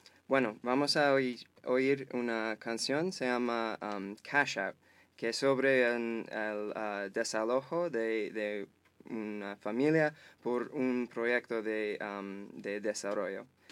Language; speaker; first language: Spanish; non-native, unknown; English